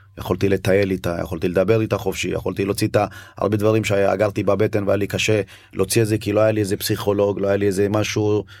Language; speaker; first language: Hebrew; early bilingual, other home language; Amharic